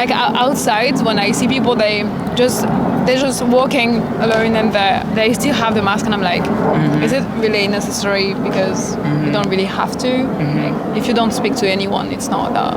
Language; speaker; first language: English; non-native, fluent; French